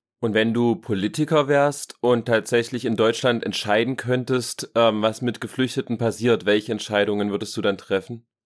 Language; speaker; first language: German; native; German